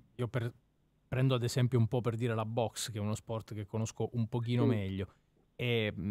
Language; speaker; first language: Italian; native; Italian